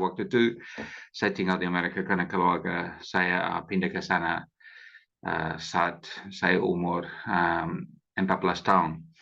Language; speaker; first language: Indonesian; non-native, fluent; English